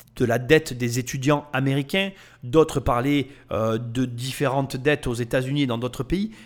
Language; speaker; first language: French; native; French